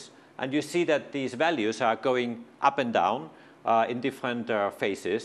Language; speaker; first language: English; non-native, fluent; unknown